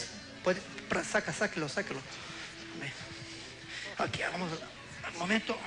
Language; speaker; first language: Spanish; non-native, learner; Portuguese